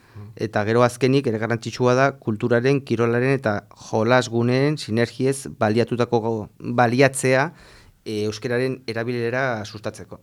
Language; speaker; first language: Basque; non-native, local second language; Spanish